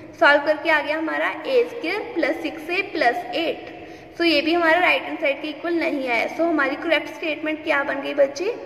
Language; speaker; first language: Hindi; non-native, local second language; Punjabi